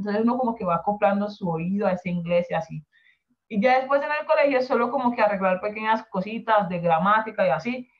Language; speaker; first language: Spanish; non-native, local second language; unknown